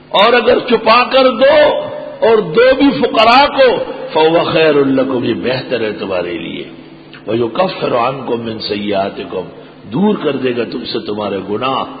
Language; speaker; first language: Urdu; non-native, local second language; Pashto